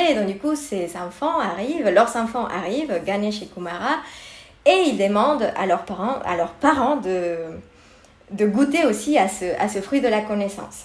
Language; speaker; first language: French; non-native, fluent; Spanish